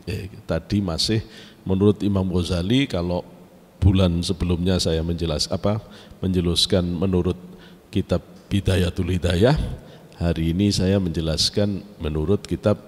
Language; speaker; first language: Indonesian; native; Indonesian